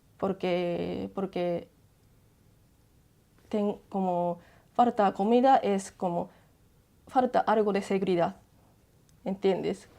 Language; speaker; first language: Spanish; non-native, learner; Japanese